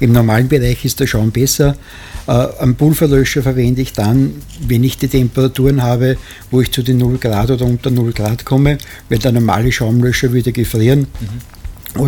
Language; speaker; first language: German; native; German